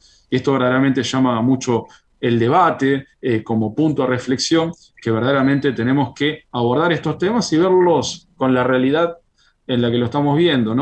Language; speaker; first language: Spanish; native; Spanish